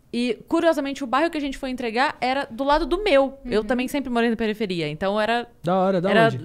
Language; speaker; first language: Portuguese; native; Portuguese